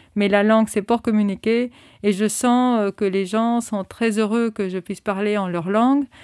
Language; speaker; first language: French; non-native, fluent; German